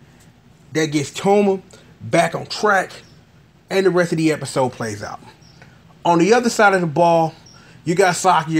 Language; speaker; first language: English; native; English